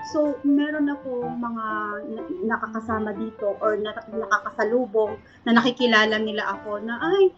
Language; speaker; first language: Filipino; native; Filipino